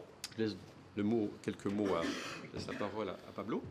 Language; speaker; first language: French; native; French